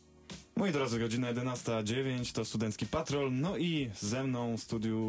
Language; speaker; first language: Polish; native; Polish